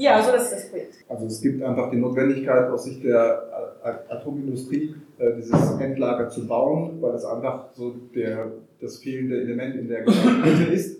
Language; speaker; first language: German; native; German